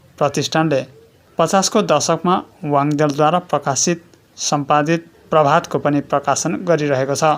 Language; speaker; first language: Nepali; native; Nepali